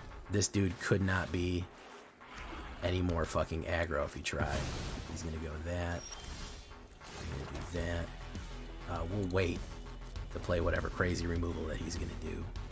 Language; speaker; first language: English; native; English